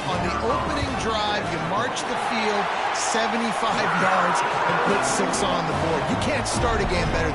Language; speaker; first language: English; native; English